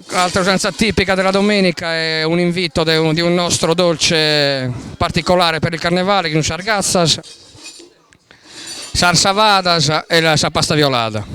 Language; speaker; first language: Italian; native; Italian